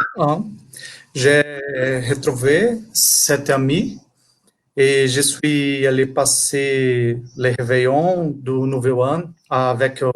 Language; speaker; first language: French; non-native, learner; Portuguese